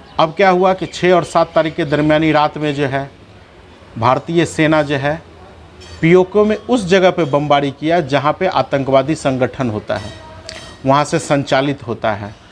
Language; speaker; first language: Hindi; native; Hindi